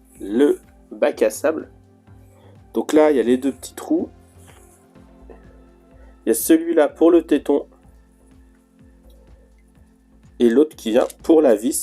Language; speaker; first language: French; native; French